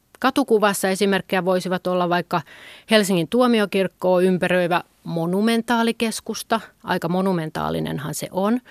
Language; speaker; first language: Finnish; native; Finnish